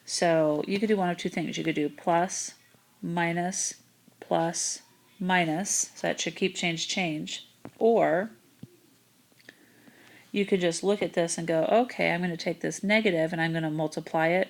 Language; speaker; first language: English; native; English